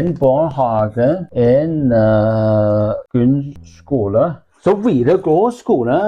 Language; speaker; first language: Norwegian; non-native, learner; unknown